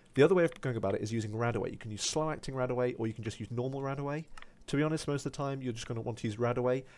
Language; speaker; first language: English; native; English